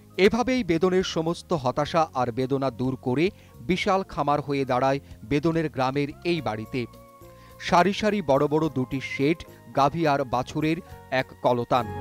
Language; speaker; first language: Bangla; native; Bangla